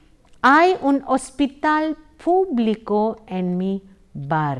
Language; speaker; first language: Spanish; non-native, fluent; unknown